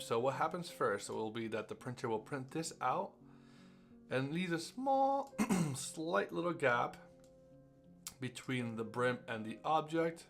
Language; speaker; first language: English; native; English